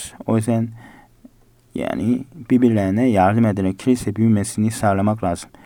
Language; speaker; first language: Turkish; non-native, fluent; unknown